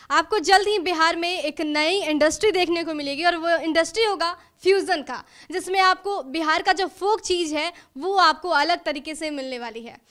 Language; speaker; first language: Hindi; native; Hindi